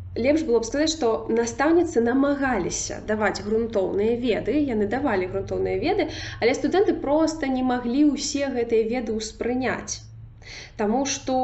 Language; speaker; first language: Belarusian; non-native, local second language; Russian